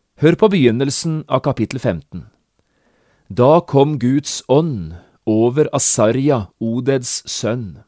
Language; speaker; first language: Norwegian; native; Norwegian